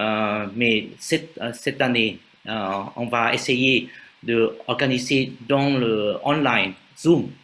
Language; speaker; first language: French; non-native, fluent; Vietnamese